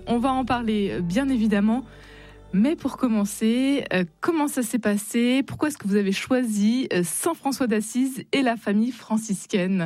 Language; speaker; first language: French; native; French